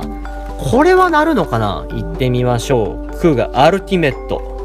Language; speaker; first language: Japanese; native; Japanese